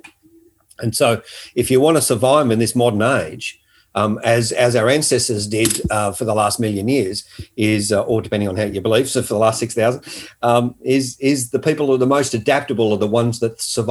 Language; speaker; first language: English; native; English